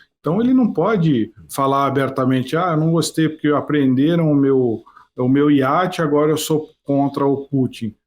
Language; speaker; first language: Portuguese; native; Portuguese